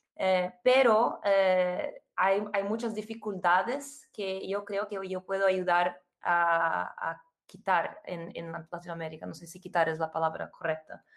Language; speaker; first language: Spanish; non-native, fluent; Portuguese